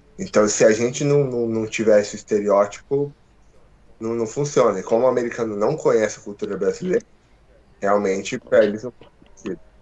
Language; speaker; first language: Portuguese; native; Portuguese